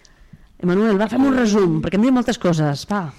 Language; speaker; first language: Catalan; native; Catalan